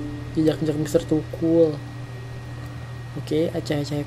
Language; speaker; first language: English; non-native, learner; Indonesian